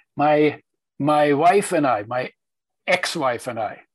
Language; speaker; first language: English; early bilingual, other home language; Polish